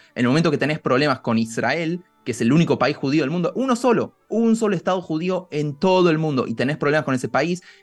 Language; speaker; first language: Spanish; native; Spanish